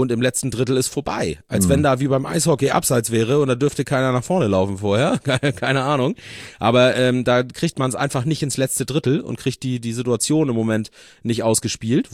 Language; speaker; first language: German; native; German